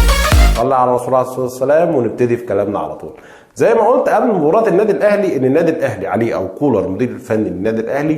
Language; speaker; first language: Arabic; native; Arabic